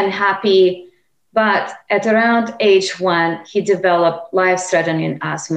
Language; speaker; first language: English; non-native, fluent; Russian